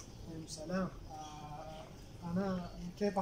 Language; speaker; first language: Arabic; non-native, learner; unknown